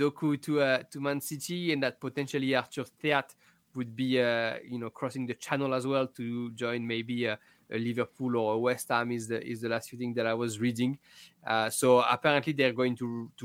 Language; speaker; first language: English; non-native, fluent; French